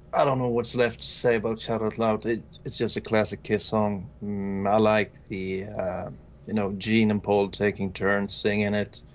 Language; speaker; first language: English; non-native, fluent; Swedish